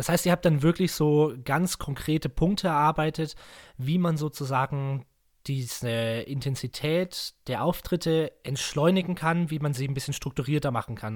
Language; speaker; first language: German; native; German